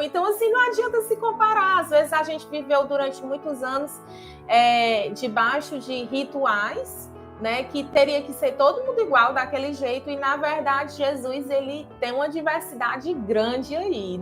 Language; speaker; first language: Portuguese; native; Portuguese